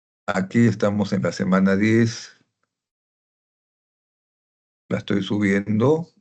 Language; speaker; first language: Spanish; native; Spanish